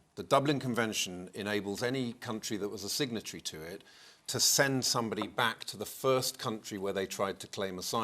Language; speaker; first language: English; native; English